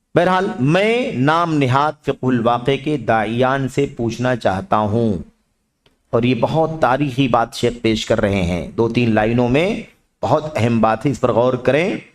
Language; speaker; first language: Urdu; native; Urdu